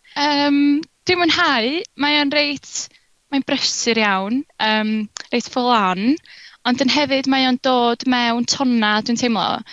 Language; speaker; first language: Welsh; native; Welsh